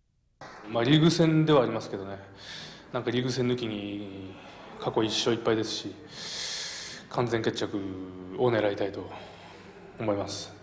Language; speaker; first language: Japanese; native; Japanese